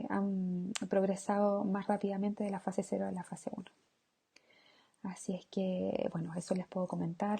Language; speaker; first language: Spanish; native; Spanish